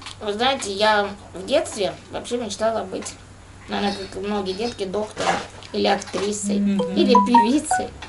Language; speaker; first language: Russian; native; Russian